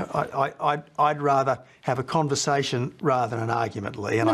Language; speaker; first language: English; native; English